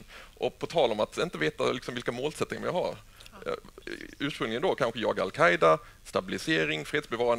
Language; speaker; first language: Swedish; native; Swedish